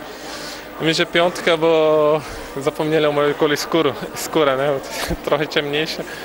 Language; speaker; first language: Polish; non-native, learner; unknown